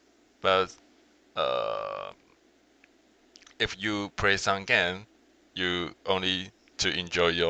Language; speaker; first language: English; non-native, learner; Chinese